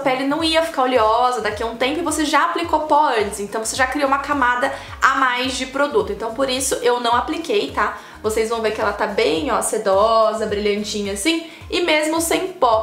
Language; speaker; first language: Portuguese; native; Portuguese